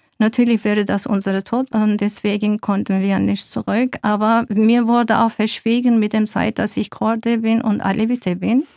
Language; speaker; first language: German; non-native, fluent; Zaza